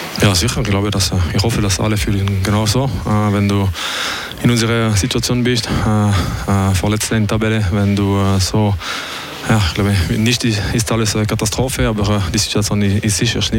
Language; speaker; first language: German; non-native, local second language; French